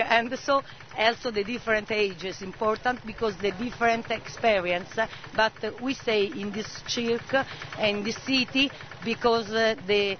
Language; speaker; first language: English; non-native, learner; Italian